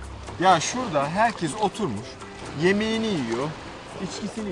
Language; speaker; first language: Turkish; native; Turkish